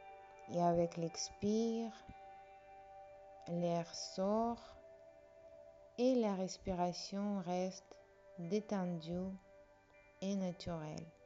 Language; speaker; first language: French; non-native, fluent; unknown